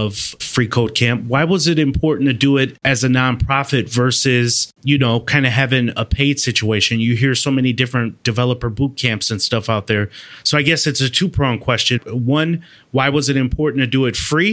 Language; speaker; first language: English; native; English